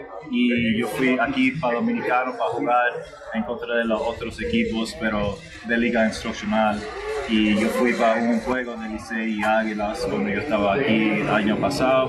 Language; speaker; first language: Spanish; early bilingual, heritage; English